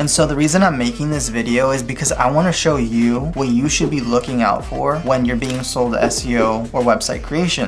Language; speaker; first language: English; native; English